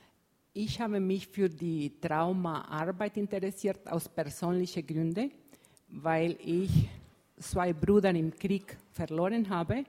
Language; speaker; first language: German; non-native, fluent; Spanish